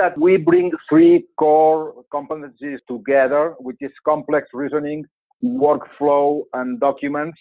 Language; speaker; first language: English; non-native, fluent; Spanish